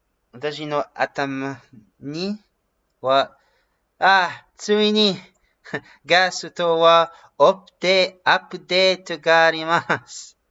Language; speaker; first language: Japanese; non-native, learner; English